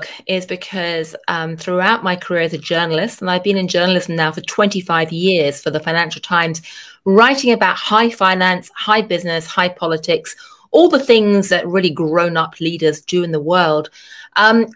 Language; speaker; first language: English; native; English